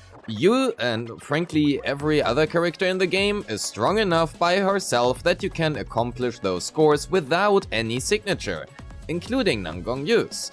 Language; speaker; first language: English; non-native, fluent; German